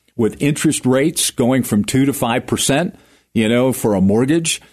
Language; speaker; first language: English; native; English